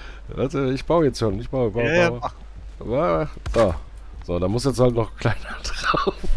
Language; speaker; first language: German; native; German